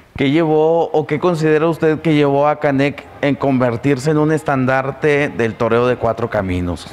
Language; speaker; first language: Spanish; native; Spanish